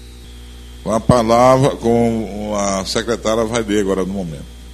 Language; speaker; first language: Portuguese; native; Portuguese